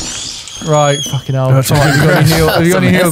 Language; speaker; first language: English; native; English